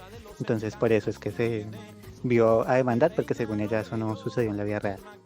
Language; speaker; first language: Spanish; native; Spanish